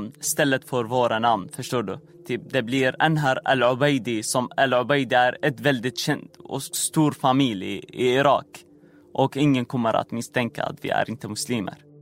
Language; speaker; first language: Swedish; non-native, fluent; Arabic